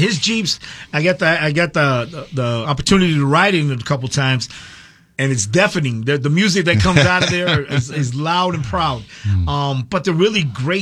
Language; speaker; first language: English; native; English